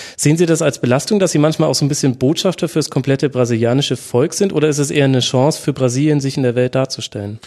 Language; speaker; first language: German; native; German